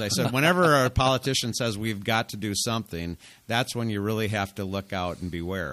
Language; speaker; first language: English; native; English